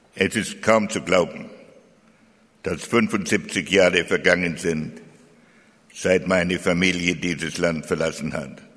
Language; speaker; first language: German; native; German